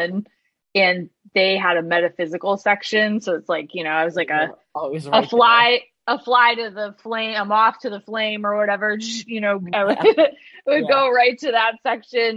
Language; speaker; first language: English; native; English